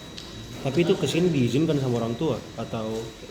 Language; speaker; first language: Indonesian; native; Indonesian